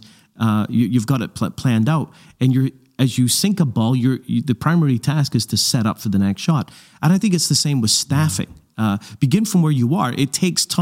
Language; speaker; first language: English; native; English